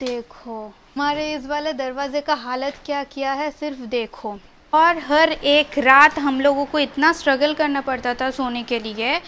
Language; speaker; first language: Hindi; non-native, local second language; Bangla